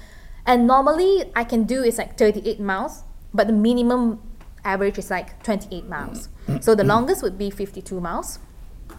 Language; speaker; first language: English; non-native, local second language; Chinese